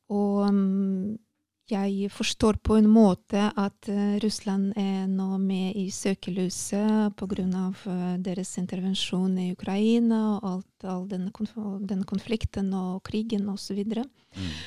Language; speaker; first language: Norwegian; non-native, fluent; Russian